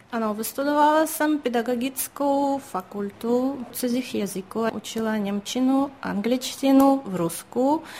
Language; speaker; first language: Czech; non-native, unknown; Russian